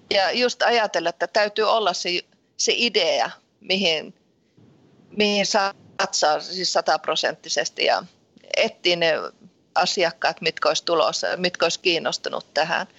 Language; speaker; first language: Finnish; early bilingual, heritage; Finnish